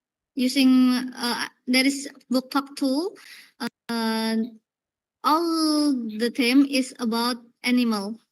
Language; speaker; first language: English; non-native, learner; Indonesian